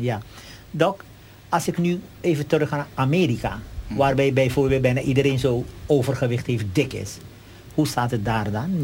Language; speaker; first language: Dutch; native; Dutch